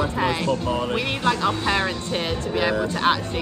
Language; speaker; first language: English; native; English